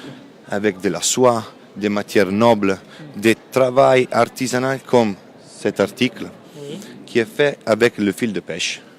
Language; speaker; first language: French; non-native, fluent; Italian